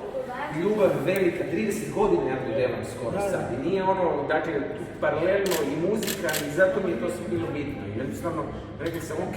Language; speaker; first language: Croatian; native; Croatian